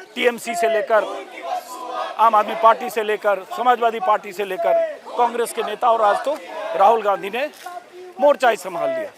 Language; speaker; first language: Hindi; native; Hindi